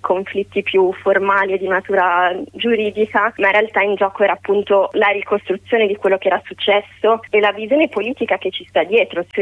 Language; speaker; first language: Italian; native; Italian